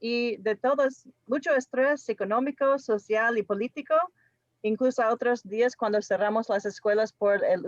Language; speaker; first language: Spanish; non-native, fluent; English